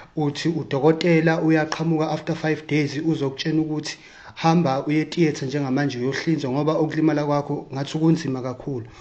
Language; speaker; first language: Zulu; native; Zulu